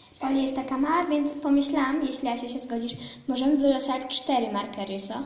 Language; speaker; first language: Polish; early bilingual, heritage; Polish